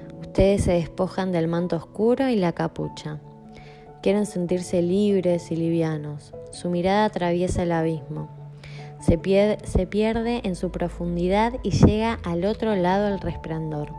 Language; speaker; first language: Spanish; native; Spanish